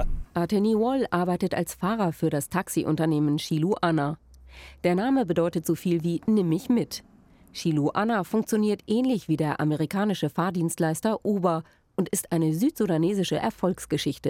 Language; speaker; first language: German; native; German